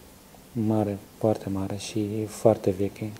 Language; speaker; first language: Romanian; non-native, learner; Arabic